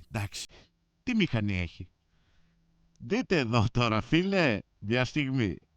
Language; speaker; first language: Greek; early bilingual, heritage; Greek